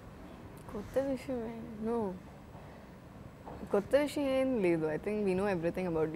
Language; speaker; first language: Telugu; non-native, fluent; Malayalam